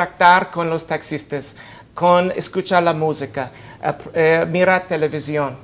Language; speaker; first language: Spanish; non-native, fluent; English